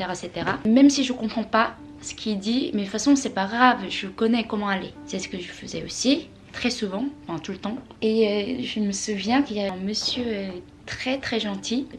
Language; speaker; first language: French; non-native, fluent; Korean